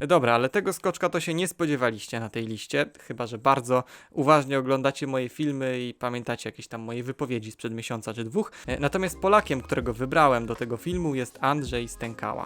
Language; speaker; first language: Polish; native; Polish